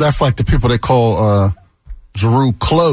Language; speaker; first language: English; native; English